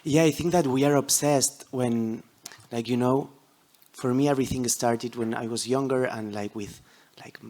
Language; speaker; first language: English; non-native, fluent; Catalan